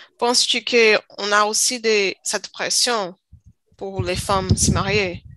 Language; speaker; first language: French; non-native, learner; Portuguese